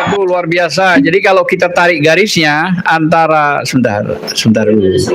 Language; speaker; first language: Indonesian; native; Indonesian